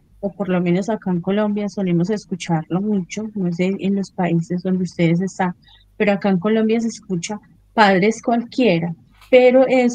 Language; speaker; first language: Spanish; native; Spanish